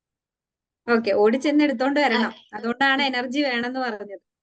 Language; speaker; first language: Malayalam; native; Malayalam